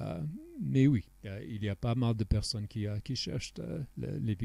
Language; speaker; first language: French; non-native, fluent; English